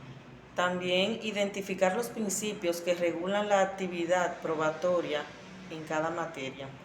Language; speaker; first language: Spanish; native; Spanish